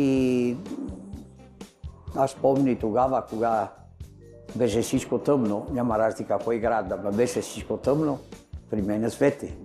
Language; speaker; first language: Bulgarian; non-native, learner; Italian